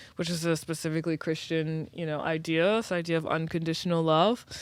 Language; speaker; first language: English; native; English